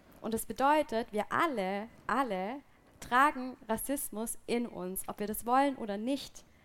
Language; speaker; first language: German; native; German